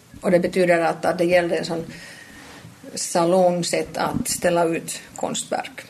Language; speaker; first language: Swedish; non-native, local second language; Finnish